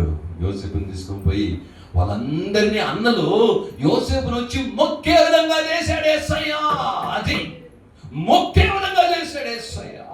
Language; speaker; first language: Telugu; native; Telugu